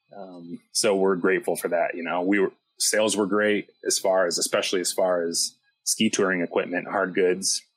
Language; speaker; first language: English; native; English